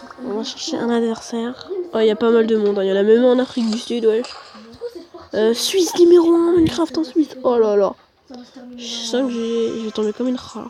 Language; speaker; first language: French; native; French